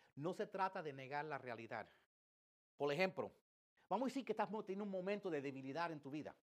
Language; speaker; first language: Spanish; early bilingual, heritage; English